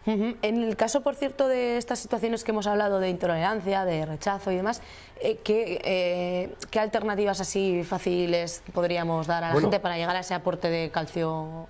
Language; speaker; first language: Spanish; native; Spanish